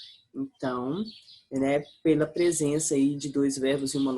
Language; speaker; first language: Portuguese; native; Portuguese